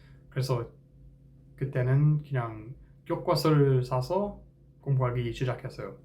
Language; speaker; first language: Korean; non-native, fluent; English